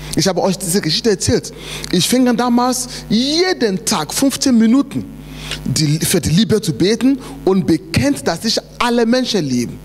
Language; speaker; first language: German; non-native, fluent; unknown